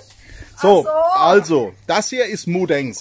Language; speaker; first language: German; native; German